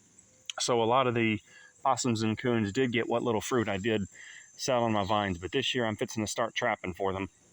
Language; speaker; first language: English; native; English